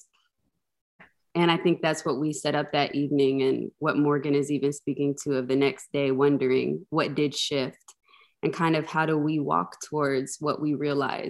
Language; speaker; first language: English; native; English